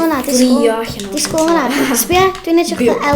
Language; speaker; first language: Welsh; native; Welsh